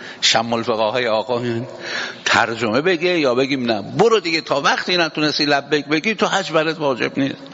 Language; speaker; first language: Persian; native; Persian